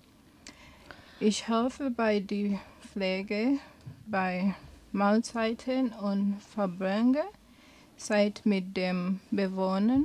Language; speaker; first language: German; non-native, learner; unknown